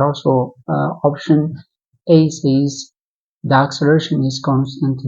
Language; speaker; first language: English; non-native, local second language; Amharic